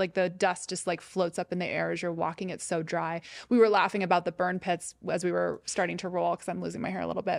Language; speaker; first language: English; native; English